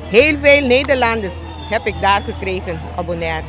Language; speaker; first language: Dutch; non-native, local second language; Papiamento